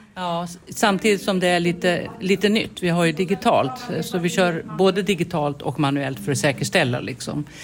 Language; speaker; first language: Swedish; native; Swedish